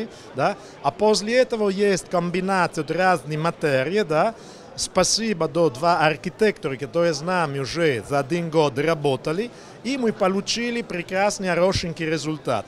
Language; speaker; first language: Russian; non-native, learner; Italian